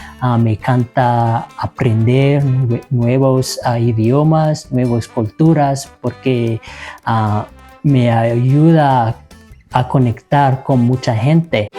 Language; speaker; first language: Spanish; non-native, learner; Malagasy